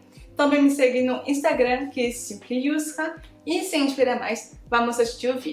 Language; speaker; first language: Portuguese; non-native, fluent; French